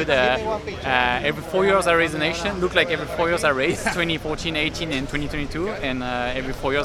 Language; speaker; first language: English; non-native, fluent; French